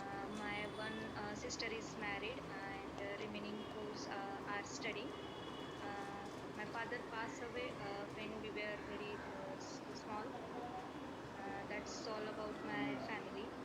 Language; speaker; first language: English; non-native, learner; Marathi